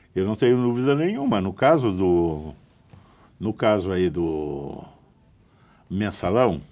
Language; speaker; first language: Portuguese; native; Portuguese